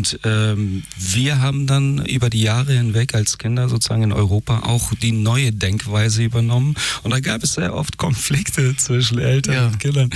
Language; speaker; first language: German; early bilingual, other home language; Persian